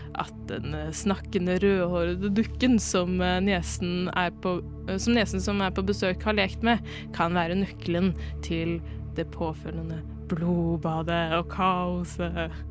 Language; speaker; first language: Norwegian; native; Norwegian